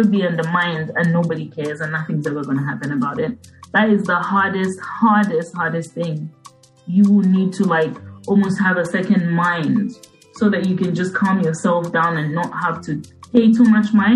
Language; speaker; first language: English; non-native, local second language; Bemba